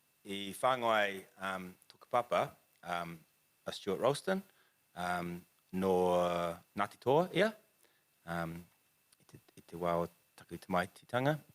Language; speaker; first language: Māori; non-native, local second language; English